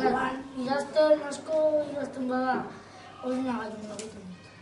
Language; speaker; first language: Basque; non-native, local second language; Spanish